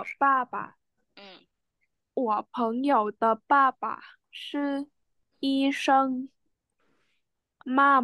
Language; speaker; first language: Chinese; non-native, learner; Vietnamese